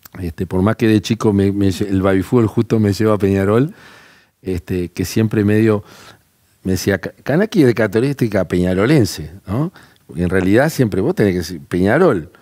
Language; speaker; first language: Spanish; native; Spanish